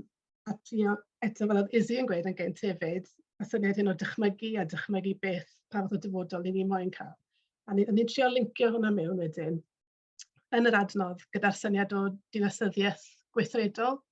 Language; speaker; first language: Welsh; native; Welsh